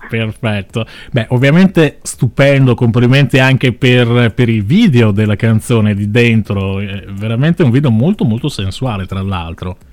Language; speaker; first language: Italian; native; Italian